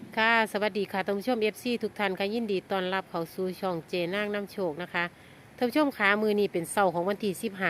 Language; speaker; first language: Thai; native; Thai